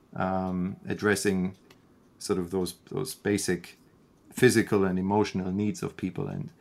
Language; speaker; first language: English; non-native, fluent; German